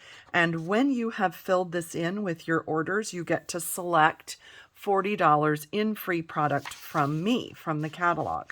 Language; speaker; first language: English; native; English